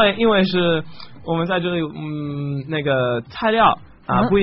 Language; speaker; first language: Chinese; non-native, learner; English